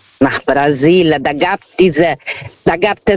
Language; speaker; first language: German; non-native, fluent; Portuguese